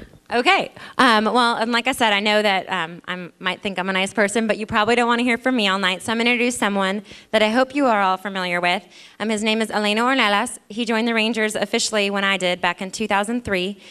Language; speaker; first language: English; native; English